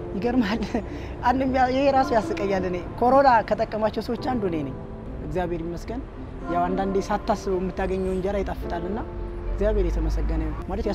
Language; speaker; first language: Amharic; native; Amharic